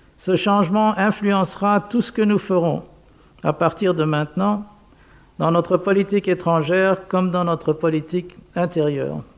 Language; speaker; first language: French; non-native, fluent; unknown